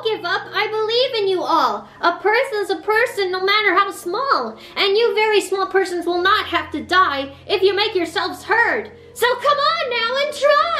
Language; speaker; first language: English; native; English